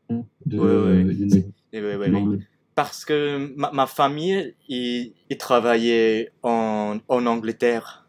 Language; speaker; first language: French; non-native, learner; Cantonese